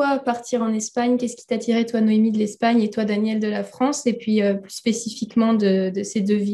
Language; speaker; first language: French; native; French